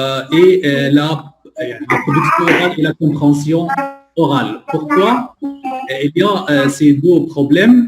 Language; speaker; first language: French; non-native, fluent; Arabic